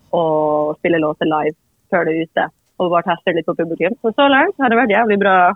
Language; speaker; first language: Norwegian; native; Norwegian